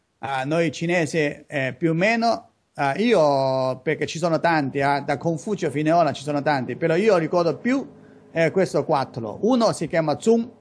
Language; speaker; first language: Italian; non-native, learner; Chinese